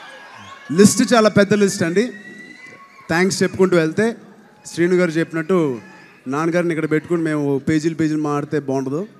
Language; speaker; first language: Telugu; native; Telugu